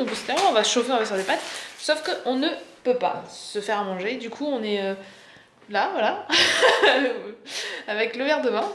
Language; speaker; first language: French; native; French